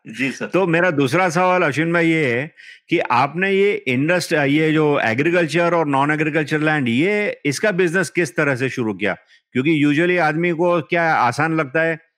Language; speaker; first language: Hindi; non-native, local second language; Marathi